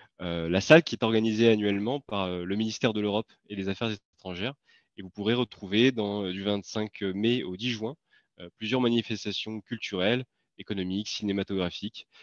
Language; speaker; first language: French; native; French